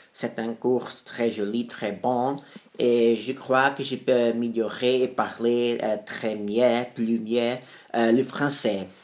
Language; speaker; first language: French; non-native, learner; Portuguese